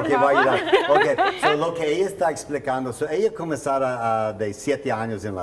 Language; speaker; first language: Spanish; non-native, learner; English